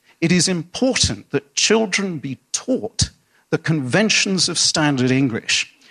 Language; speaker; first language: English; native; English